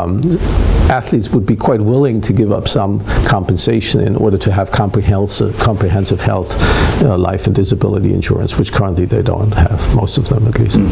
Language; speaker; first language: English; non-native, fluent; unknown